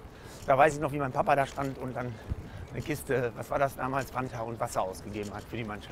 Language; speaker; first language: German; native; German